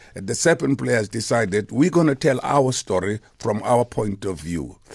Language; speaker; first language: English; non-native, local second language; Xhosa